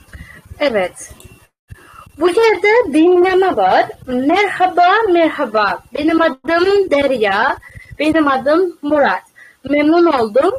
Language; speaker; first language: Turkish; non-native, fluent; Uzbek